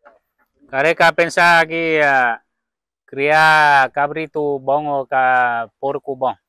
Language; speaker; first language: Portuguese; non-native, local second language; Vietnamese